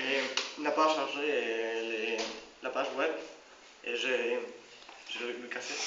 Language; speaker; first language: French; non-native, learner; Spanish